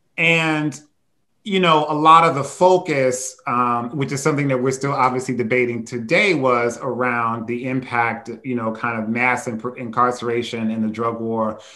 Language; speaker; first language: English; native; English